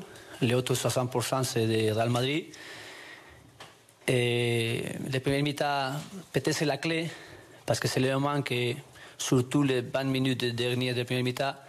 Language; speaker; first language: French; non-native, learner; Spanish